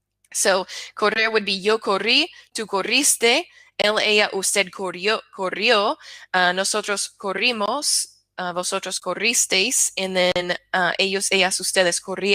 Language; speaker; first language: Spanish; non-native, fluent; English